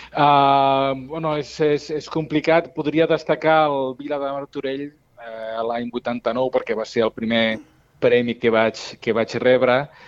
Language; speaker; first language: Catalan; non-native, local second language; Spanish